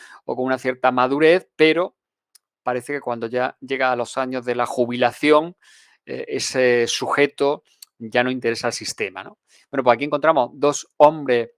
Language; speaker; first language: Spanish; native; Spanish